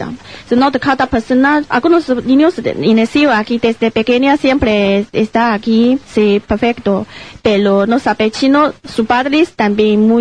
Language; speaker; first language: Spanish; non-native, learner; Chinese